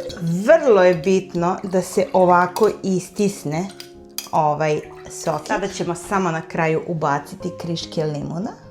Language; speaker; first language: Serbian; native; Serbian